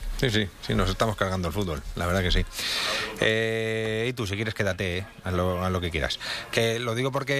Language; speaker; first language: Spanish; native; Spanish